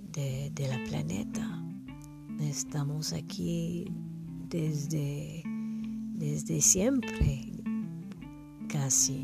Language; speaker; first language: Spanish; non-native, learner; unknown